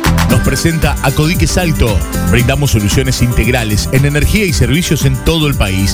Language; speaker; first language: Spanish; native; Spanish